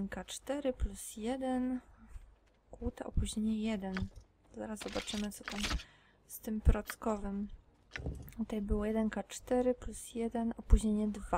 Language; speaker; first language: Polish; native; Polish